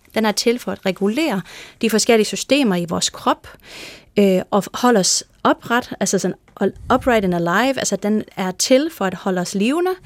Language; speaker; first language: Danish; non-native, fluent; English